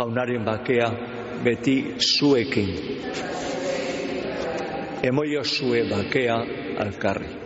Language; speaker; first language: Basque; native; Basque